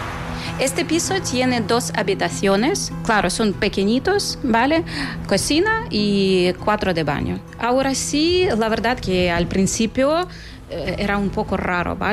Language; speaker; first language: Spanish; non-native, fluent; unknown